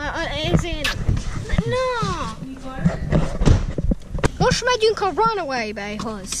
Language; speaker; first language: Hungarian; early bilingual, heritage; Hungarian